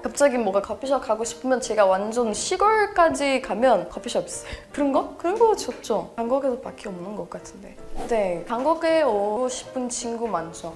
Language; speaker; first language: Korean; non-native, learner; English